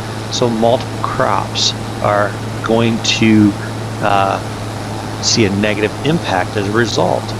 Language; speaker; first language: English; native; English